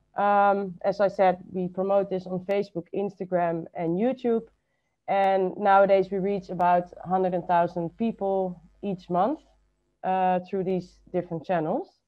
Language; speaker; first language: English; non-native, fluent; Dutch